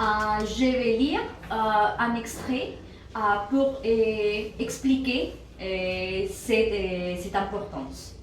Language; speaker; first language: French; non-native, learner; Spanish